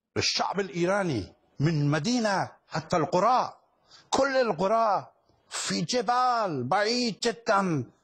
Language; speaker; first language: Arabic; non-native, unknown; Persian